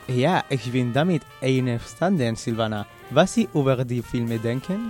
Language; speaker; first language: German; non-native, learner; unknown